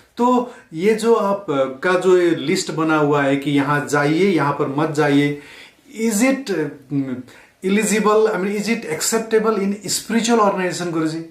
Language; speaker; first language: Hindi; non-native, fluent; Nepali